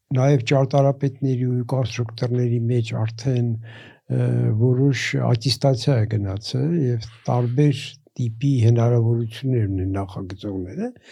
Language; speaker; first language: Armenian; native; Armenian